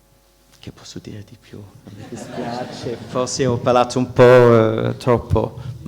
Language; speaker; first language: Italian; non-native, fluent; English